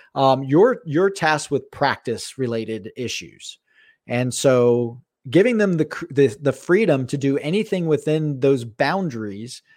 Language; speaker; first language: English; native; English